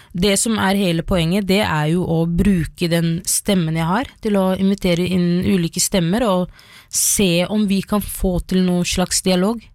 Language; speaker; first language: Norwegian; early bilingual, other home language; Somali